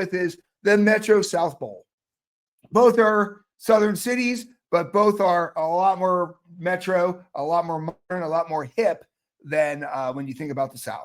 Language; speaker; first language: English; native; English